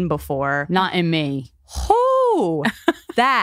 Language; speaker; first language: English; native; English